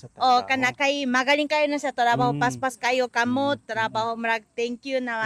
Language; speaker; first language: Cebuano; non-native, learner; Japanese